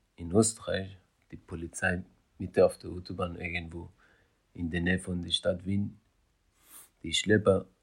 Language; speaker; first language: German; non-native, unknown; Persian